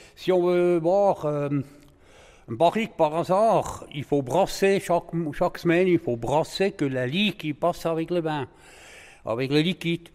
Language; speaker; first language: French; non-native, local second language; Swiss German